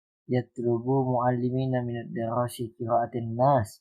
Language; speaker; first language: Arabic; non-native, learner; Indonesian